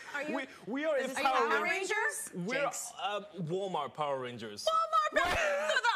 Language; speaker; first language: English; native; English